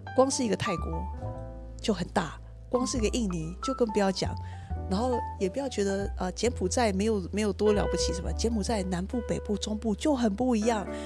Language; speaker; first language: Chinese; native; Chinese